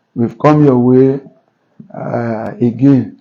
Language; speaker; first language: English; non-native, local second language; Yoruba